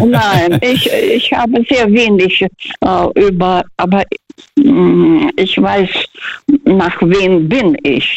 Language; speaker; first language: German; non-native, fluent; Russian